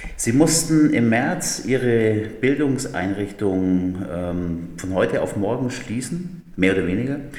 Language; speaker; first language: German; native; German